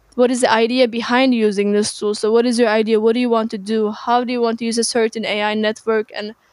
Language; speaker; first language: English; non-native, fluent; Turkish